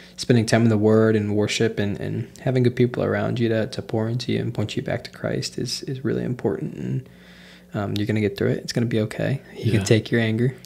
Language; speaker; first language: English; native; English